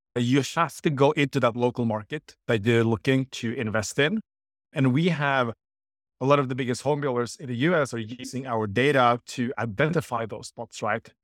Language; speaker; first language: English; non-native, fluent; Norwegian